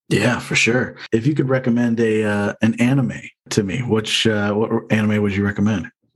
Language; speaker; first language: English; native; English